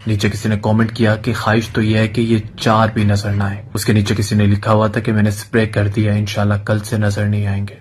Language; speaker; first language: Urdu; non-native, local second language; Punjabi